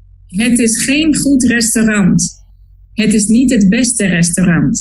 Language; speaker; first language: Dutch; non-native, learner; Spanish